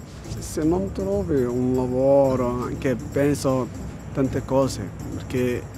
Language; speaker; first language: Italian; non-native, learner; Somali